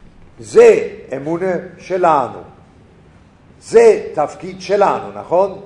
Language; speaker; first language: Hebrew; non-native, fluent; English